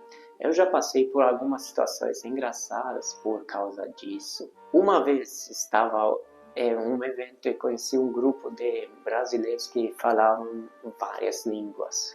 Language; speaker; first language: Portuguese; non-native, fluent; Hungarian